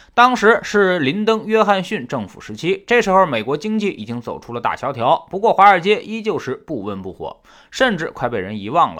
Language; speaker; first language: Chinese; native; Chinese